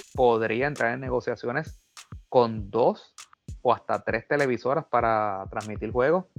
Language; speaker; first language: Spanish; native; Spanish